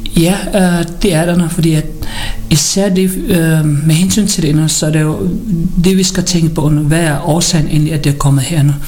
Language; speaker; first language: Danish; early bilingual, other home language; Filipino